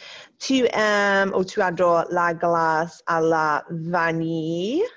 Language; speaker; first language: French; non-native, fluent; English